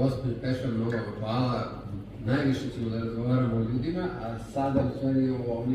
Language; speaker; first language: Serbian; native; Serbian